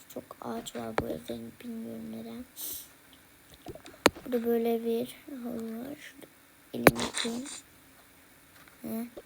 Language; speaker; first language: Turkish; early bilingual, heritage; Turkish